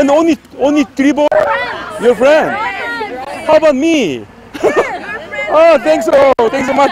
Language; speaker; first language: English; non-native, learner; Korean